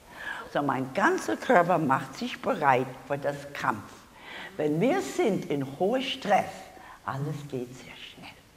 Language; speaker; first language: German; non-native, learner; English